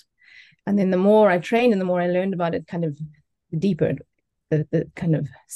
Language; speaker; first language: English; native; English